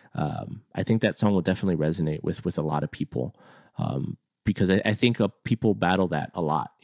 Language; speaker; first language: English; native; English